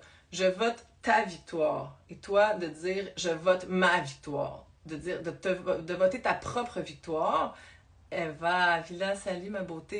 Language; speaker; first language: French; native; French